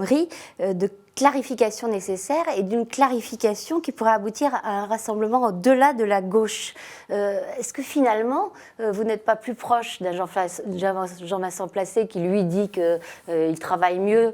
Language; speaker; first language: French; native; French